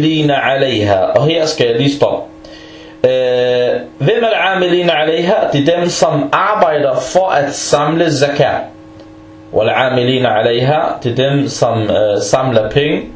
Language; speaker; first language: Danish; early bilingual, other home language; Arabic